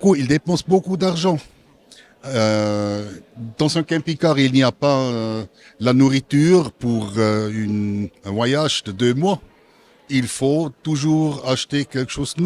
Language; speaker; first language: French; non-native, local second language; German